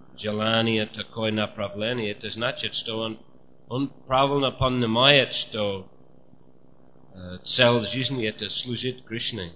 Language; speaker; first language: Russian; non-native, fluent; English